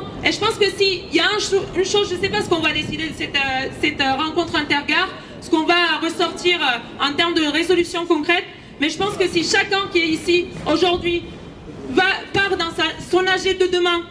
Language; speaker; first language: French; native; French